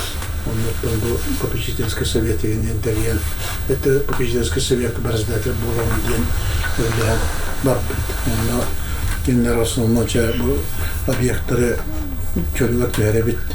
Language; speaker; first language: Russian; non-native, local second language; Yakut